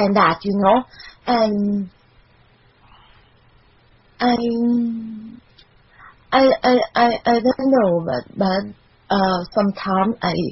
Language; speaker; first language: English; non-native, learner; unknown